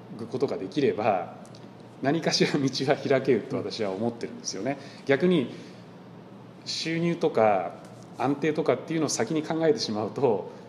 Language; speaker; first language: Japanese; native; Japanese